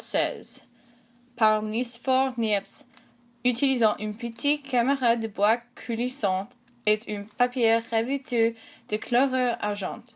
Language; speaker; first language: French; non-native, learner; English